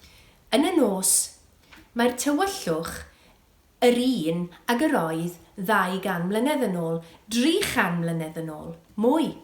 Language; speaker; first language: Welsh; native; Welsh